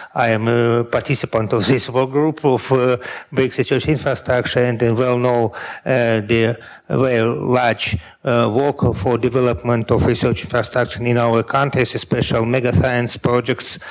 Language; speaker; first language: English; non-native, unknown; Russian